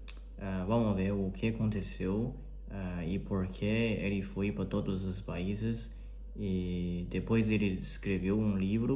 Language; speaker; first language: Portuguese; non-native, learner; Chinese